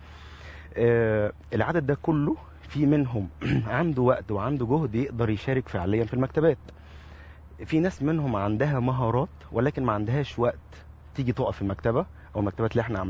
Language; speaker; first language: Arabic; native; Arabic